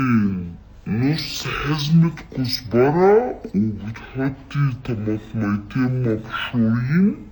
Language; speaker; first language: Arabic; native; Arabic